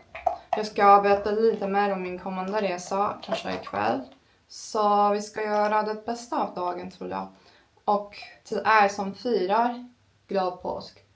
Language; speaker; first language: Swedish; non-native, learner; Turkish